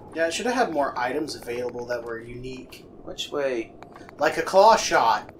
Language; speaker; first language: English; native; English